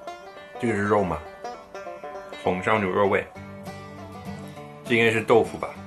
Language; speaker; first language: Chinese; non-native, fluent; English